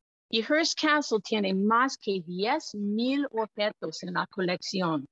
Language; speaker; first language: Spanish; non-native, fluent; English